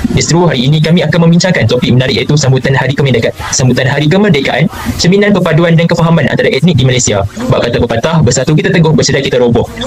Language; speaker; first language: Malay; native; Malay